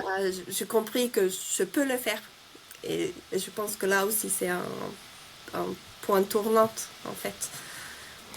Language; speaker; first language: French; non-native, fluent; Finnish